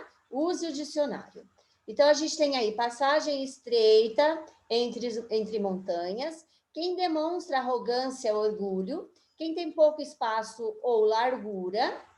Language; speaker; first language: Portuguese; native; Portuguese